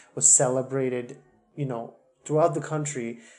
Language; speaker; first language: English; non-native, fluent; Bangla